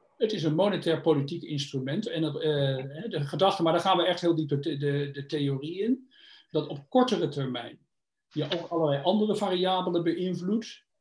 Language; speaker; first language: Dutch; native; Dutch